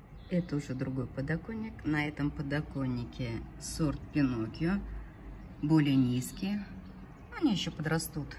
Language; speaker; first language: Russian; native; Russian